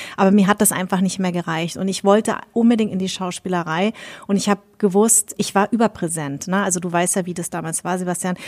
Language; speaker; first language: German; early bilingual, other home language; Vietnamese